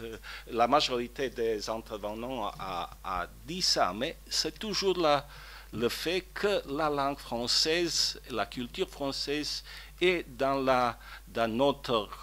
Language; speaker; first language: French; non-native, fluent; Croatian